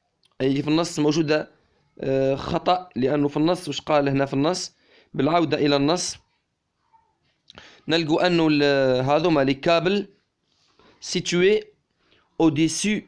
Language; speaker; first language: Arabic; native; Arabic